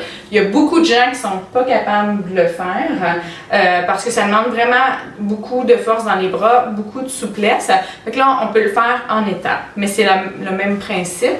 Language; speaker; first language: French; native; French